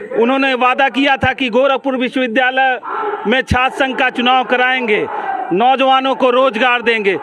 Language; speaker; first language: Hindi; native; Hindi